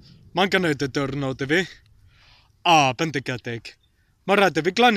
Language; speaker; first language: Welsh; non-native, local second language; English